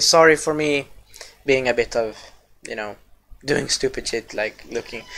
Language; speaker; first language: English; non-native, fluent; Swedish